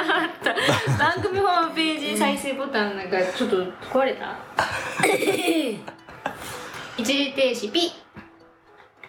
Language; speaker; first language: Japanese; native; Japanese